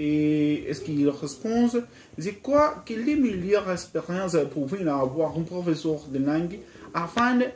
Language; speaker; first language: French; non-native, learner; Spanish